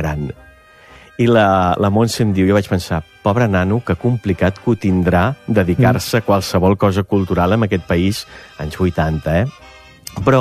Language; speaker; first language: Catalan; native; Catalan